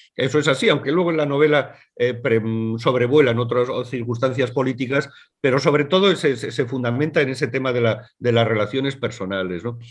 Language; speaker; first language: Spanish; native; Spanish